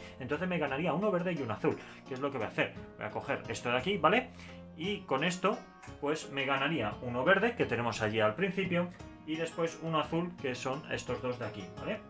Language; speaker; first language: Spanish; native; Spanish